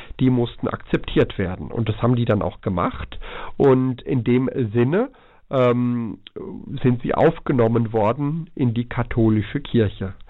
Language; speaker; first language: German; early bilingual, heritage; Greek